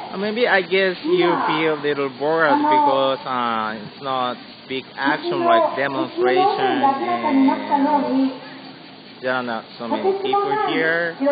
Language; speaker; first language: English; non-native, learner; Japanese